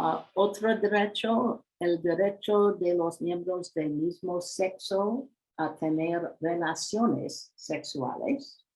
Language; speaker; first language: Spanish; non-native, learner; English